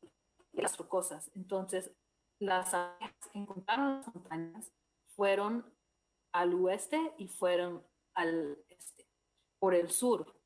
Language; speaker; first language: Spanish; non-native, fluent; English